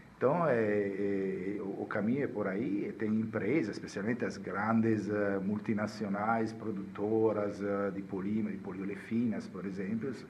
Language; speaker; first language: Portuguese; non-native, fluent; Italian